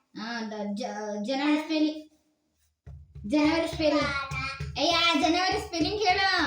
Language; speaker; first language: Kannada; native; Kannada